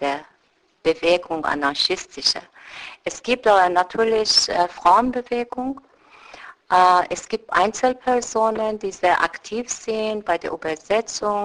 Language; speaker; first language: German; non-native, fluent; Persian